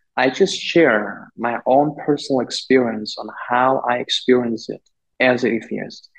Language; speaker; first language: English; non-native, local second language; German